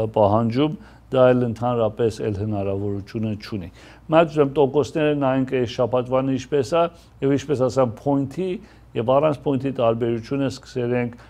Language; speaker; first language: Armenian; early bilingual, heritage; Armenian